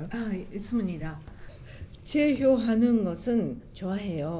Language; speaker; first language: Korean; non-native, fluent; Japanese